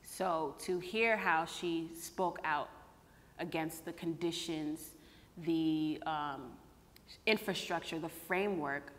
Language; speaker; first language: English; native; English